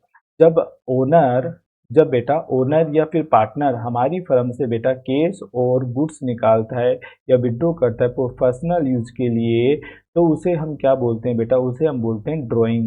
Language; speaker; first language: Hindi; native; Hindi